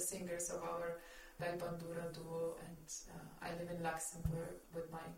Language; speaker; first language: English; non-native, fluent; Ukrainian